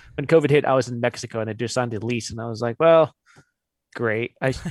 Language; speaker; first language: English; early bilingual, other home language; Hindi